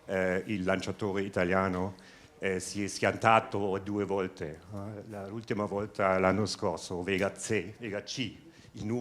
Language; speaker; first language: Italian; non-native, fluent; German